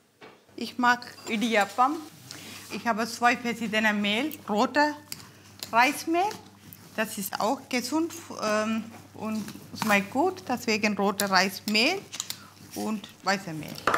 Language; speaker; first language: German; non-native, learner; Tamil